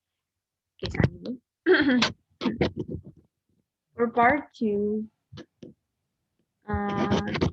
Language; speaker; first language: English; non-native, learner; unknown